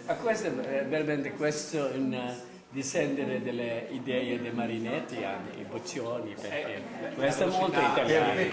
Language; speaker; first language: Italian; non-native, learner; English